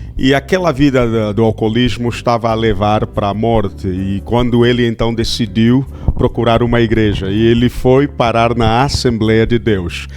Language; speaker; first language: Portuguese; native; Portuguese